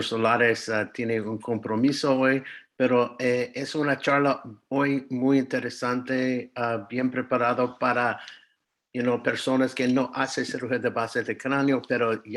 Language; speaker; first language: Spanish; non-native, fluent; English